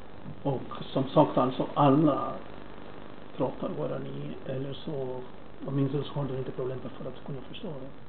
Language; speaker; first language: Swedish; non-native, fluent; Spanish